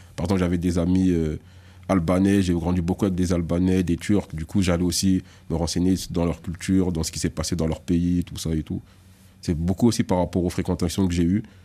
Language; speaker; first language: French; early bilingual, other home language; Lingala